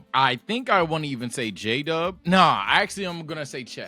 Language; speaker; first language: English; native; English